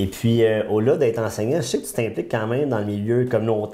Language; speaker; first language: French; native; French